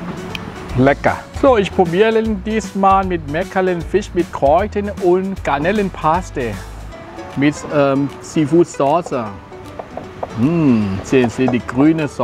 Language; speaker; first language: German; non-native, fluent; Thai